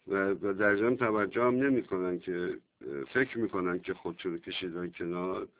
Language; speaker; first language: Persian; native; Persian